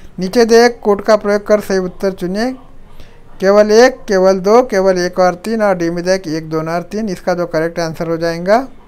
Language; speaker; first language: Hindi; non-native, local second language; Marathi